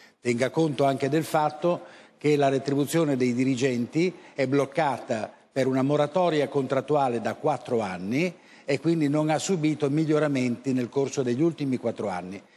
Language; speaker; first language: Italian; native; Italian